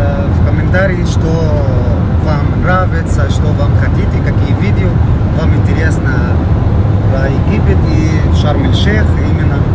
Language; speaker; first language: Russian; non-native, learner; Arabic